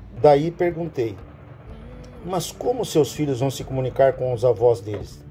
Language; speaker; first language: Portuguese; native; Portuguese